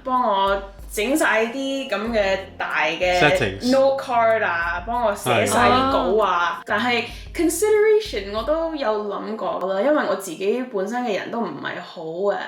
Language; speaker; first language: Cantonese; early bilingual, heritage; Cantonese